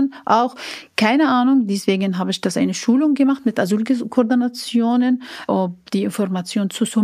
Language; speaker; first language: German; non-native, learner; Arabic